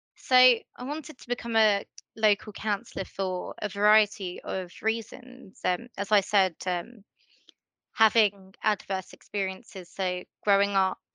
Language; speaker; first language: English; native; English